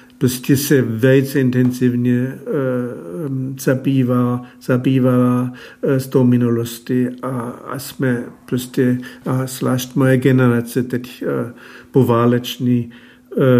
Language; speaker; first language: Czech; non-native, fluent; German